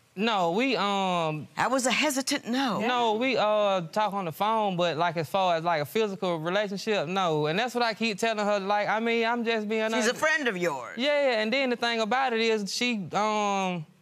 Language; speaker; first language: English; native; English